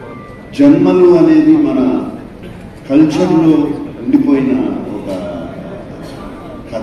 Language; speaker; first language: Telugu; native; Telugu